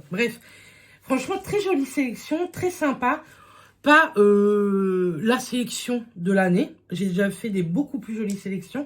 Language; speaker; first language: French; native; French